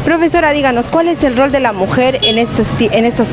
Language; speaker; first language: Spanish; native; Spanish